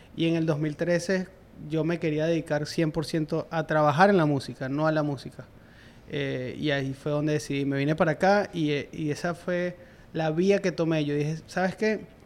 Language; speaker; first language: Spanish; native; Spanish